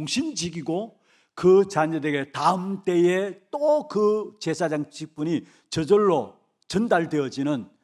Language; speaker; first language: Korean; native; Korean